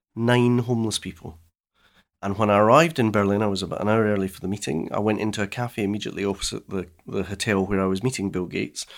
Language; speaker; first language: English; native; English